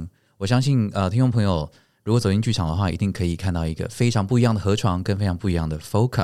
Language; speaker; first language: Chinese; native; Chinese